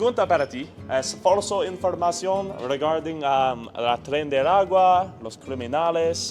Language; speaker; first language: Spanish; non-native, learner; English